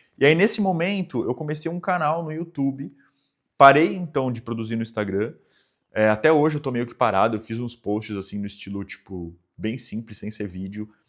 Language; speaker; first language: Portuguese; native; Portuguese